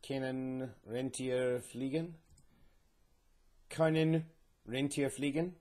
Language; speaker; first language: German; non-native, learner; English